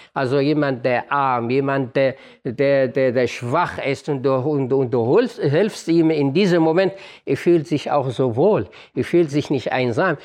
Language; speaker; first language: German; non-native, fluent; Arabic